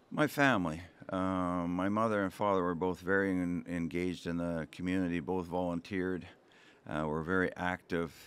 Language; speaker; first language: English; native; English